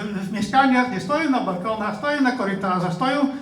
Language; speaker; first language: Polish; non-native, fluent; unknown